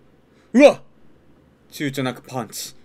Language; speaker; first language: Japanese; native; Japanese